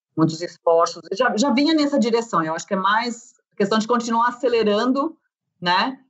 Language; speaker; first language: Portuguese; native; Portuguese